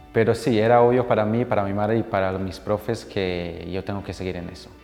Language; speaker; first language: Spanish; non-native, fluent; Hebrew